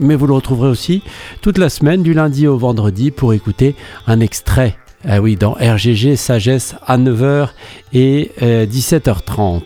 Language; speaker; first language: French; native; French